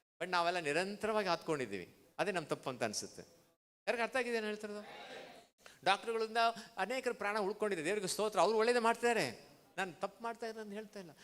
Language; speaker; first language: Kannada; non-native, local second language; Tamil